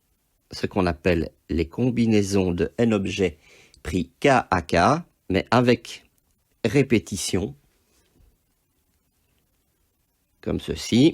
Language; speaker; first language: French; native; French